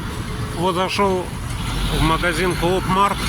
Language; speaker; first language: Russian; native; Russian